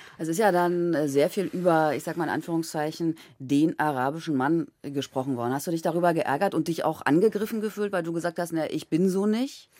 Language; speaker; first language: German; native; German